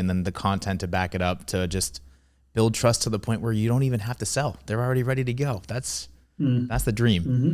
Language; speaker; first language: English; native; English